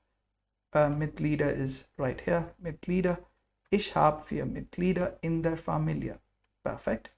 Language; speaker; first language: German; non-native, fluent; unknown